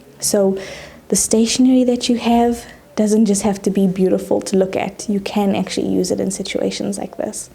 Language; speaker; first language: English; native; English